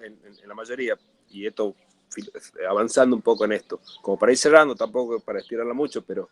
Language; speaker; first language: Spanish; native; Spanish